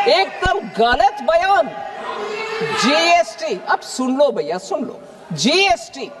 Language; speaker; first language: Hindi; non-native, local second language; Tamil